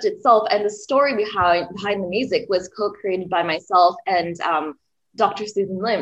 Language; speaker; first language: English; native; English